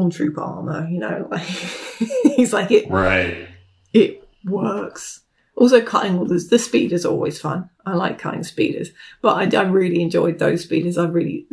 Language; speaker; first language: English; native; English